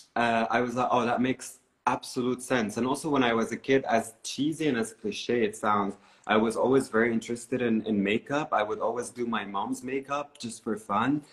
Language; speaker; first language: English; non-native, fluent; Arabic